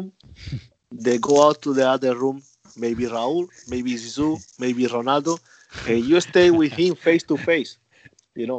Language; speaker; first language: English; non-native, learner; Spanish